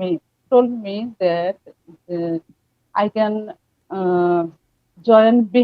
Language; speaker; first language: English; non-native, learner; Bangla